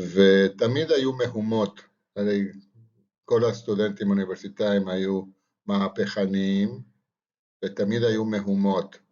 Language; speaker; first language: Hebrew; non-native, fluent; Spanish